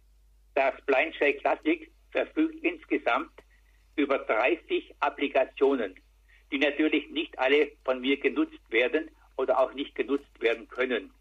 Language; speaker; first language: German; native; German